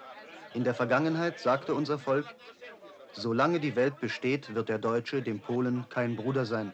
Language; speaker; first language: German; native; German